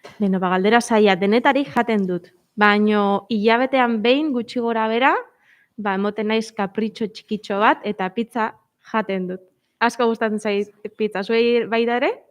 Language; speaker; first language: Basque; non-native, local second language; Spanish